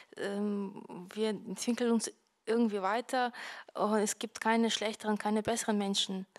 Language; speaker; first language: German; non-native, fluent; Ukrainian